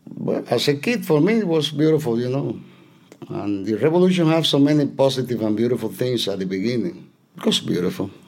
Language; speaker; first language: English; non-native, fluent; Spanish